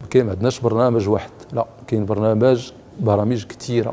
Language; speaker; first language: Arabic; native; Arabic